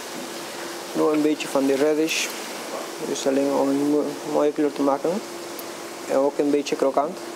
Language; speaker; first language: Dutch; non-native, learner; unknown